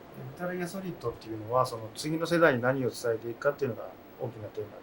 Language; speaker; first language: Japanese; native; Japanese